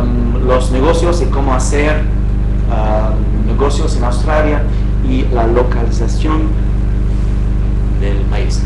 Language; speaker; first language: Spanish; non-native, fluent; English